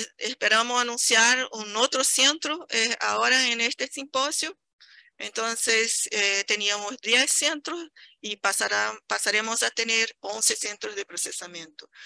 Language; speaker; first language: Spanish; non-native, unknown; Portuguese